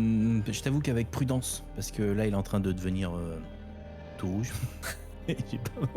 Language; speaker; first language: French; native; French